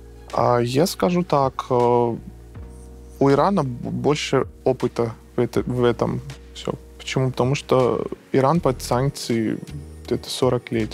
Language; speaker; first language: Russian; non-native, fluent; Persian